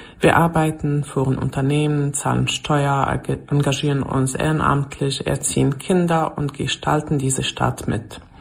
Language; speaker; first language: German; non-native, fluent; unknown